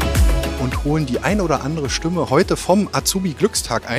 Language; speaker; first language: German; native; German